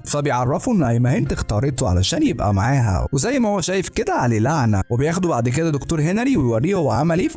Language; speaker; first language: Arabic; native; Arabic